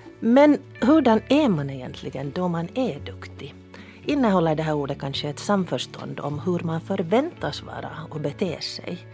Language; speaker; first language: Swedish; native; Swedish